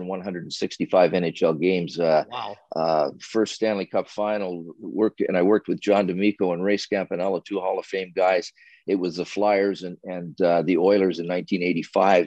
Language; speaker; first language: English; native; English